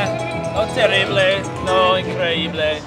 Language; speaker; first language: Spanish; non-native, learner; English